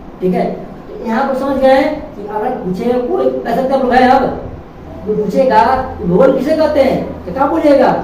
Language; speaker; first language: Hindi; native; Hindi